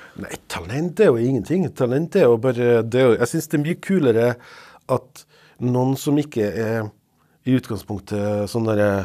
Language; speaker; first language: Norwegian; non-native, fluent; Serbian